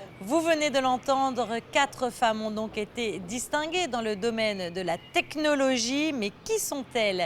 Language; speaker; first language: French; native; French